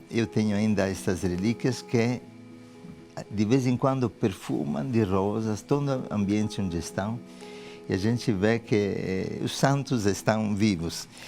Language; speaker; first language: Portuguese; non-native, fluent; Italian